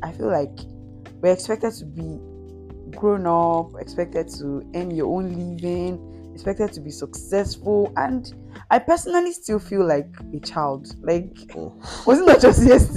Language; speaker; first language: English; non-native, local second language; Yoruba